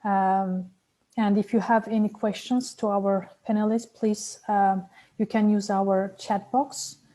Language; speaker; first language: English; non-native, fluent; Azerbaijani